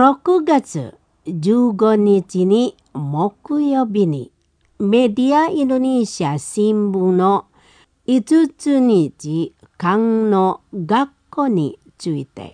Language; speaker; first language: Japanese; non-native, fluent; Indonesian